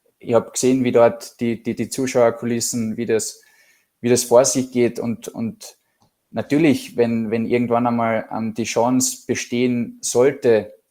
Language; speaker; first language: German; native; German